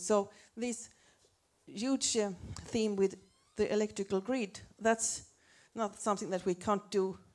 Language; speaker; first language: English; non-native, fluent; Swedish